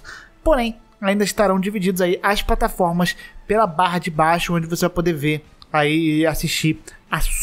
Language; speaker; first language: Portuguese; native; Portuguese